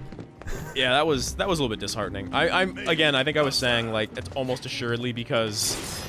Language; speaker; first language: English; native; English